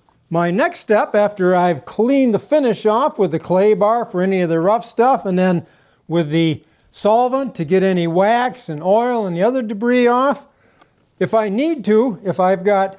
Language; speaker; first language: English; native; English